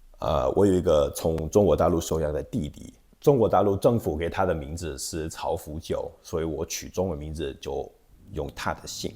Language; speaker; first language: Chinese; non-native, fluent; English